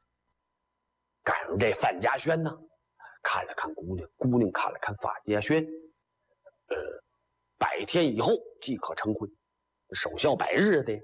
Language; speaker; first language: Chinese; native; Chinese